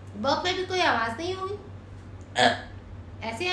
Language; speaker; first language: Hindi; native; Hindi